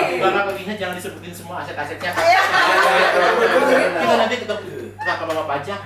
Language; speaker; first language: Indonesian; native; Indonesian